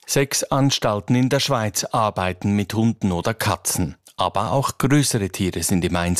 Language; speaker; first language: German; native; German